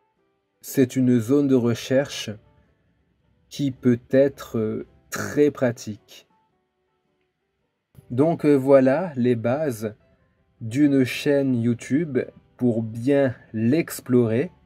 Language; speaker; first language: French; native; French